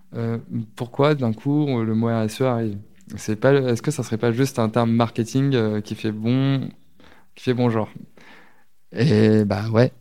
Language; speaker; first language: French; native; French